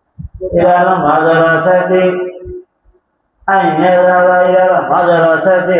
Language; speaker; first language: Arabic; non-native, learner; Bangla